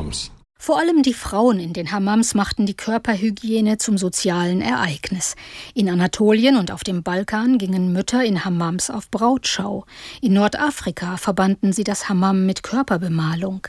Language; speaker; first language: German; native; German